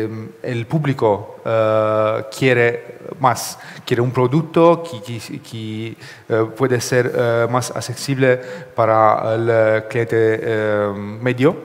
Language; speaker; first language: Spanish; non-native, learner; Italian